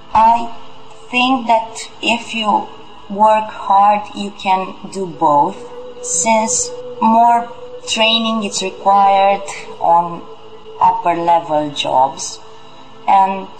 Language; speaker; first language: English; non-native, fluent; Romanian